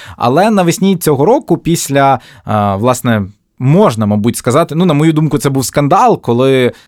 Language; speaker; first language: Ukrainian; native; Ukrainian